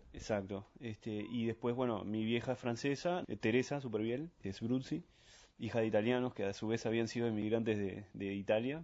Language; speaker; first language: Spanish; early bilingual, other home language; French